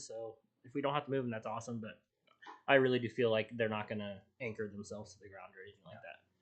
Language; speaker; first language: English; native; English